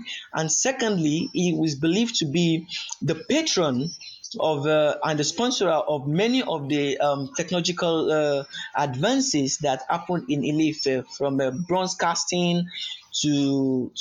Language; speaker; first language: English; non-native, local second language; Yoruba